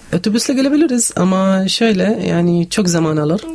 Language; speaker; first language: Turkish; non-native, learner; Arabic